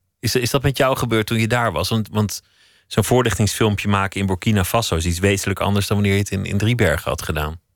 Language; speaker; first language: Dutch; native; Dutch